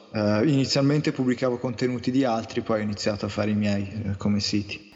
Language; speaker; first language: Italian; native; Italian